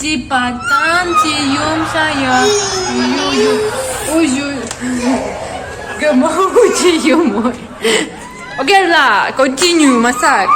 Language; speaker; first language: Indonesian; non-native, learner; Russian